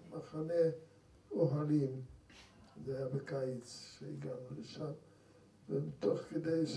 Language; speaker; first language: Hebrew; non-native, fluent; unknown